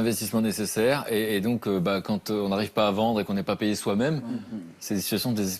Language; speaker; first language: French; native; French